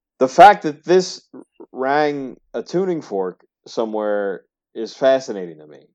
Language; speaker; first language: English; native; English